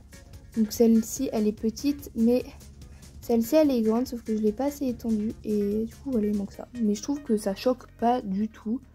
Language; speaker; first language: French; native; French